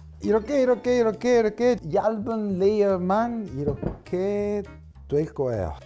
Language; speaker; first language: Korean; non-native, fluent; Italian